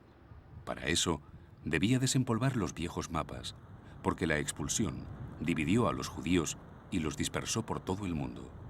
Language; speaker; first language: Spanish; native; Spanish